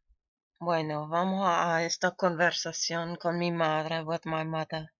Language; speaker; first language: Spanish; non-native, fluent; German